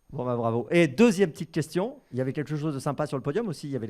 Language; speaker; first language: French; native; French